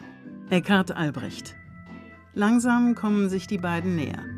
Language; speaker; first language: German; native; German